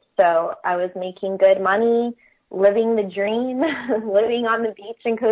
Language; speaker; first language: English; native; English